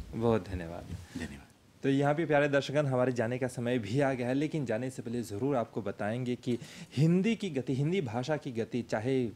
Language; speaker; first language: Hindi; early bilingual, heritage; Hindi